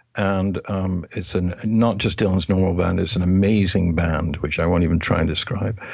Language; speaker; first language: English; native; English